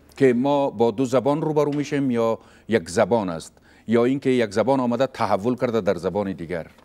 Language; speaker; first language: Persian; native; Persian